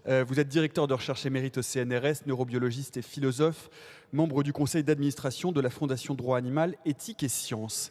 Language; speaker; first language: French; native; French